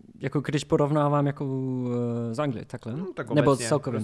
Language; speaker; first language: Czech; non-native, learner; English